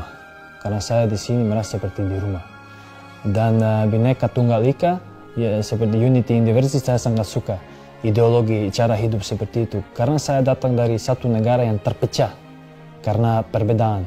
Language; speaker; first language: Indonesian; non-native, fluent; Serbian